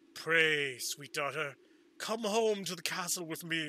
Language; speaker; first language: English; native; English